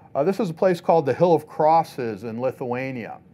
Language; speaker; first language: English; native; English